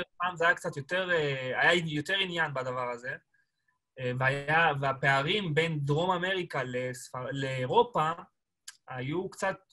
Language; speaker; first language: Hebrew; early bilingual, other home language; Spanish